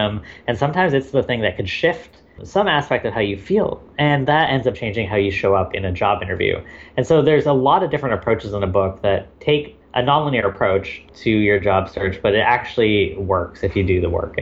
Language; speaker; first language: English; native; English